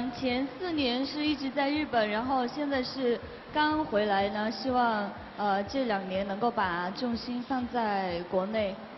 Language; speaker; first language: Chinese; non-native, local second language; Tibetan